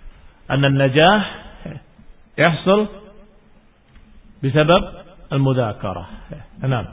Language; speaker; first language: Arabic; non-native, fluent; Indonesian